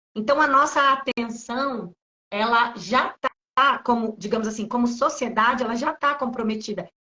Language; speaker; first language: Portuguese; native; Portuguese